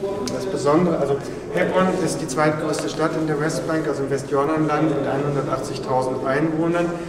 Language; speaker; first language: German; native; German